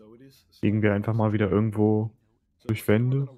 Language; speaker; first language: German; native; German